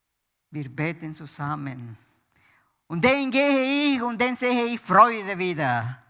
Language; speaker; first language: German; non-native, fluent; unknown